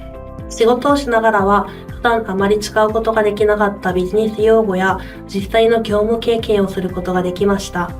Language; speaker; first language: Japanese; non-native, fluent; Korean